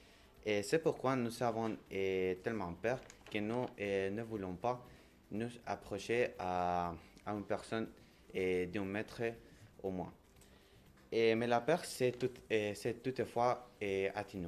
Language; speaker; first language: French; non-native, learner; Spanish